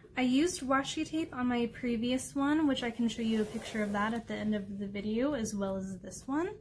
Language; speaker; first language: English; native; English